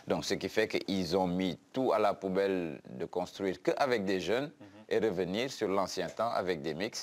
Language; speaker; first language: French; non-native, local second language; Wolof